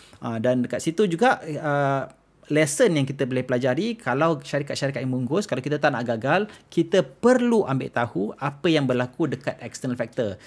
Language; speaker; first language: Malay; native; Malay